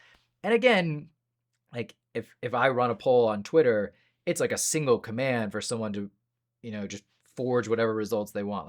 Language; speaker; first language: English; native; English